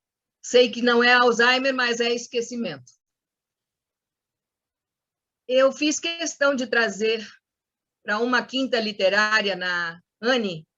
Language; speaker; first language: Portuguese; non-native, fluent; Spanish